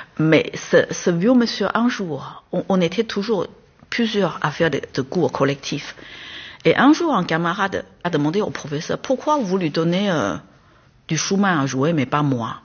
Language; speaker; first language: French; non-native, fluent; Chinese